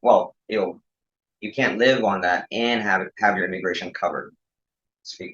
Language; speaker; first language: English; native; English